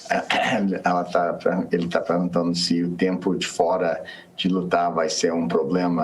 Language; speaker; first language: Portuguese; non-native, fluent; English